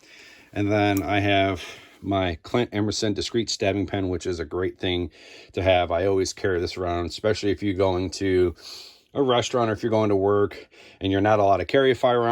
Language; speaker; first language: English; native; English